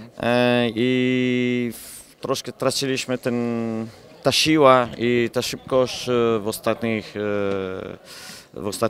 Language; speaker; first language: Polish; non-native, learner; Italian